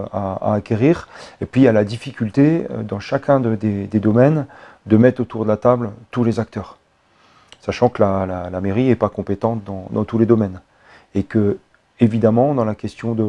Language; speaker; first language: French; native; French